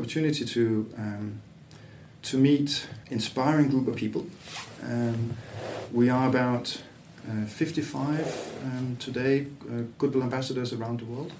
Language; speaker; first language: English; non-native, fluent; Danish